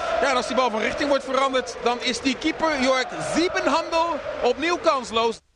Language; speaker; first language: Dutch; native; Dutch